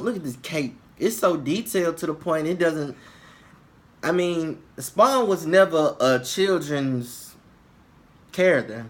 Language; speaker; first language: English; native; English